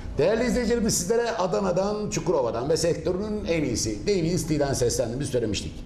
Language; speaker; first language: Turkish; native; Turkish